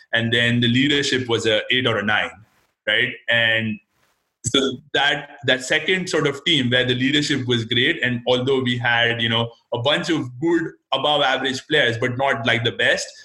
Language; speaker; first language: English; non-native, local second language; Hindi